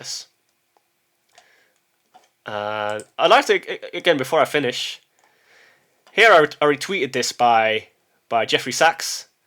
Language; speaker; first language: English; early bilingual, heritage; English